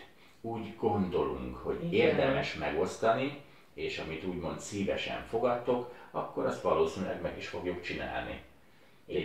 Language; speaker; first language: Hungarian; native; Hungarian